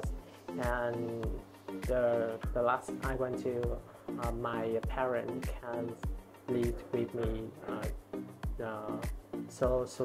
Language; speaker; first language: English; non-native, learner; Vietnamese